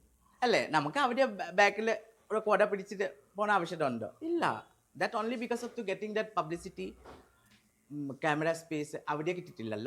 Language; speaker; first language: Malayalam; non-native, local second language; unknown